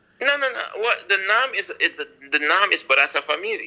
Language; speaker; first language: English; non-native, fluent; Dutch